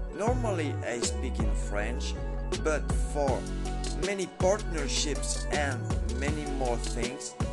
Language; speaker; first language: English; non-native, learner; French